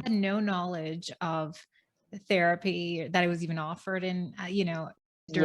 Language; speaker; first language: English; native; English